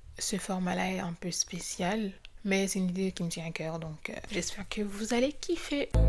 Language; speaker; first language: French; non-native, local second language; Haitian Creole